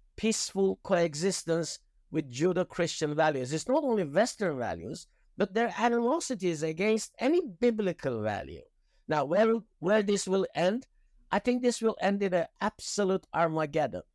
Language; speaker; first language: English; non-native, fluent; Persian